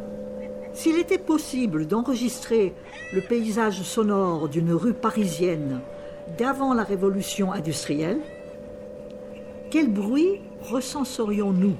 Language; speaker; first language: French; native; French